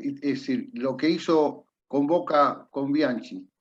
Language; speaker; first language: Spanish; native; Spanish